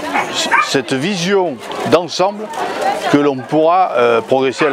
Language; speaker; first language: French; native; French